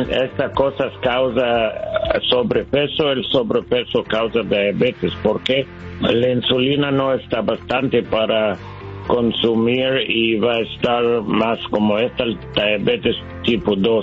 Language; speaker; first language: Spanish; non-native, learner; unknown